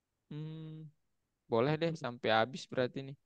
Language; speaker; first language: Indonesian; native; Indonesian